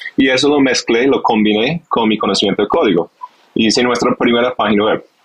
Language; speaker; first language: Spanish; non-native, fluent; English